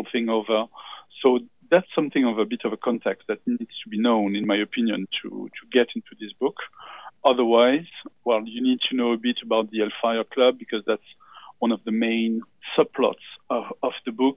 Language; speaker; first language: English; non-native, fluent; French